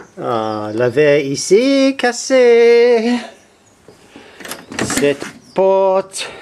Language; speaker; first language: French; non-native, learner; English